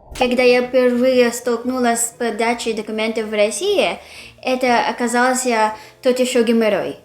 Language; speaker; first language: Russian; non-native, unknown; Filipino